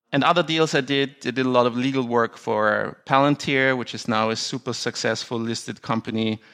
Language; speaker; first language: English; non-native, fluent; German